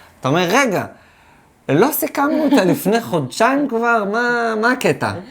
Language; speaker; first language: Hebrew; native; Hebrew